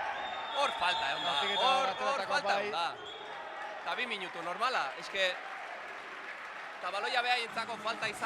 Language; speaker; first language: Basque; native; Basque